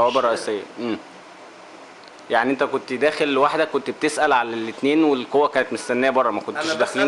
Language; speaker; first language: Arabic; native; Arabic